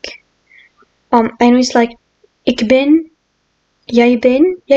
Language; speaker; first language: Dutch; non-native, learner; French